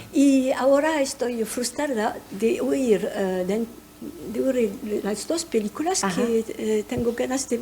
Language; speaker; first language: Spanish; non-native, fluent; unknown